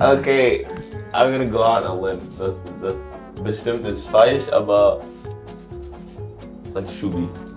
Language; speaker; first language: German; non-native, learner; English